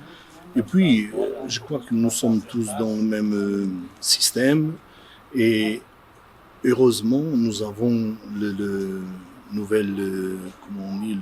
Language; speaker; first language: French; non-native, fluent; Portuguese